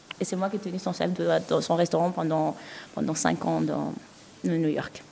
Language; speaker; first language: French; non-native, local second language; Malagasy